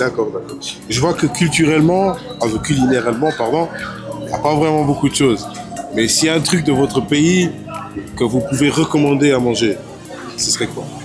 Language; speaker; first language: French; non-native, local second language; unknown